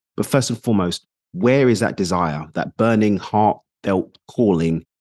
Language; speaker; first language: English; native; English